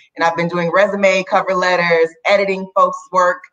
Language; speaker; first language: English; native; English